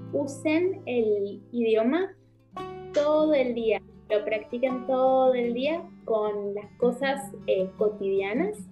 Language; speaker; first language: Spanish; native; Spanish